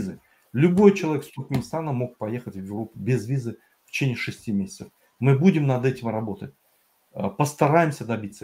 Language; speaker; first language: Russian; native; Russian